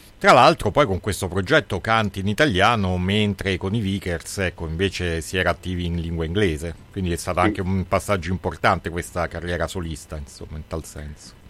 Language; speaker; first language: Italian; native; Italian